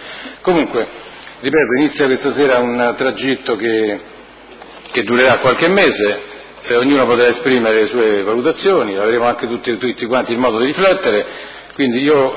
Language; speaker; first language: Italian; native; Italian